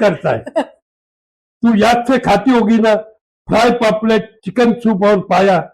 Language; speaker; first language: Hindi; non-native, local second language; Marathi